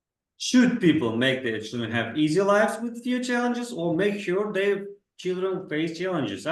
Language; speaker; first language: English; non-native, fluent; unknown